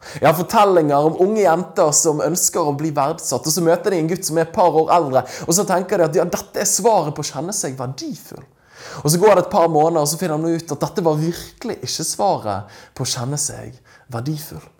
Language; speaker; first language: Norwegian; native; Norwegian